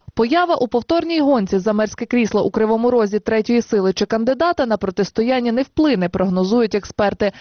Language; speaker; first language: Ukrainian; native; Ukrainian